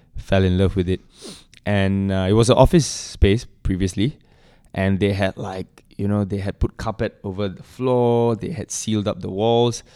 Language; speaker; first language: English; native; English